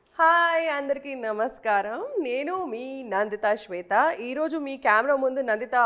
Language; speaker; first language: Telugu; non-native, fluent; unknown